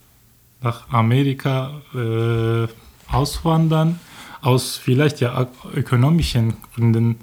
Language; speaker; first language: German; non-native, learner; Turkish